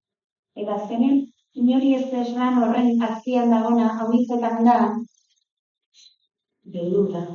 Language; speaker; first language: Basque; native; Basque